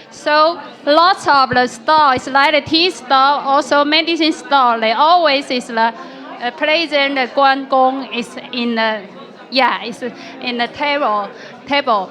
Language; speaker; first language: English; non-native, learner; Chinese